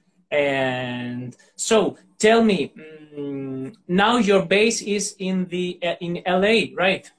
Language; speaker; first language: English; non-native, fluent; Greek